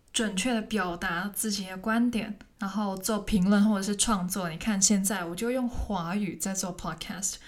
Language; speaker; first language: Chinese; non-native, local second language; Cantonese